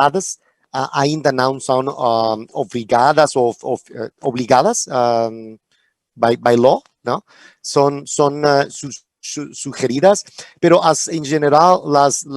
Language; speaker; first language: Portuguese; non-native, fluent; Spanish